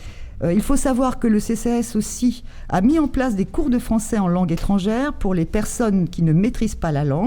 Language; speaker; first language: French; native; French